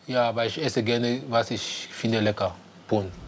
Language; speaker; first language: German; non-native, learner; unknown